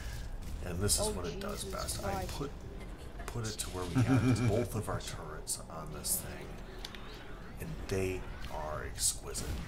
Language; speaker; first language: English; native; English